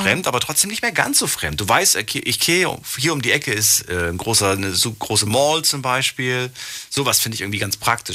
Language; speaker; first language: German; native; German